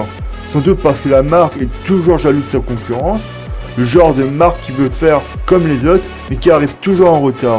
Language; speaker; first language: French; native; French